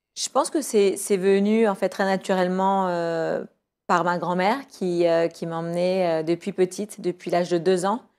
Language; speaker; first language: French; native; French